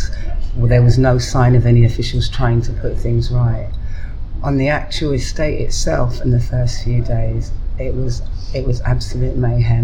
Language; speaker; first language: English; native; English